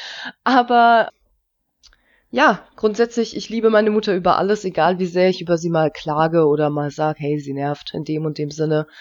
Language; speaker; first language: German; native; German